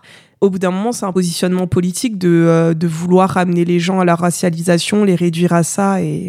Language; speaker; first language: French; native; French